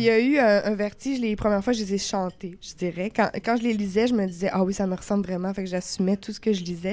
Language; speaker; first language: French; native; French